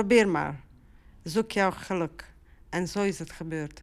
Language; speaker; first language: Dutch; non-native, fluent; Bosnian